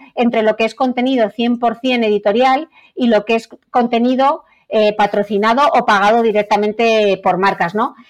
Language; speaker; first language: Spanish; native; Spanish